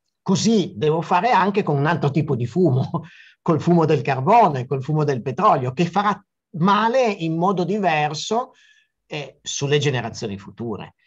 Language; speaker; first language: Italian; native; Italian